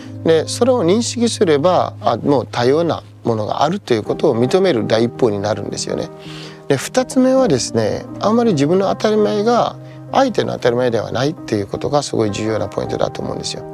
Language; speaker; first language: Japanese; non-native, fluent; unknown